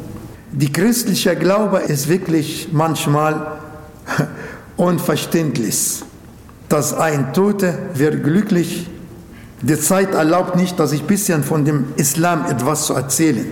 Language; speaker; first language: German; non-native, local second language; Arabic